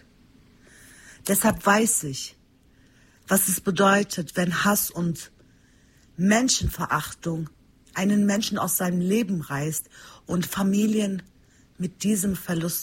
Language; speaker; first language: German; early bilingual, other home language; Turkish